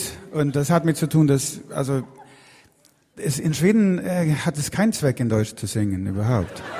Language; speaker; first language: German; non-native, learner; Swedish